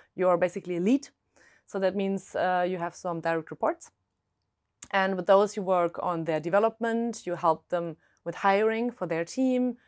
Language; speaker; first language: English; non-native, fluent; German